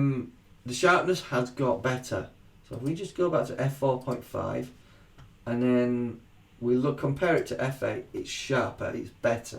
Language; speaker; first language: English; native; English